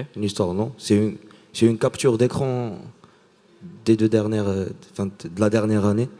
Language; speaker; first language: French; non-native, local second language; Arabic